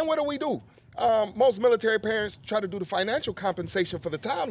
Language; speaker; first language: English; native; English